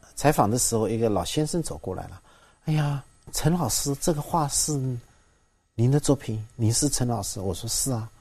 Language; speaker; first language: Chinese; native; Chinese